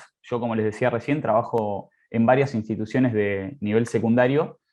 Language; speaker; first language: Spanish; native; Spanish